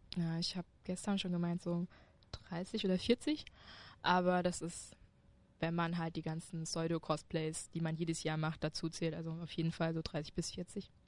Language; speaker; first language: German; early bilingual, other home language; Chinese